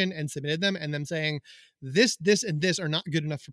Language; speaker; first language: English; native; English